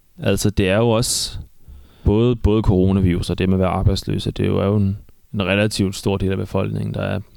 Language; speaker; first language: Danish; native; Danish